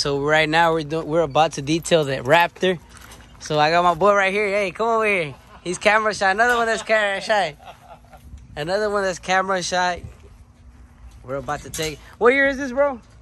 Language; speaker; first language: English; early bilingual, other home language; Spanish